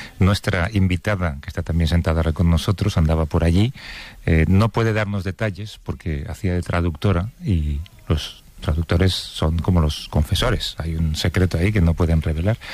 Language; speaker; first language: Spanish; native; Spanish